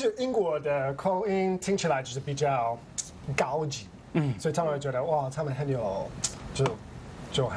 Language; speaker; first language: Chinese; non-native, fluent; English